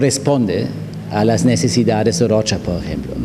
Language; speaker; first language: Spanish; non-native, fluent; German